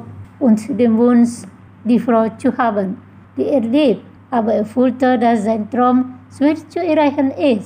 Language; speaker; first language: German; non-native, fluent; Indonesian